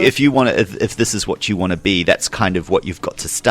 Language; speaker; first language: English; native; English